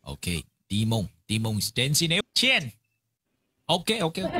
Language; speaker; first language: English; non-native, learner; Chinese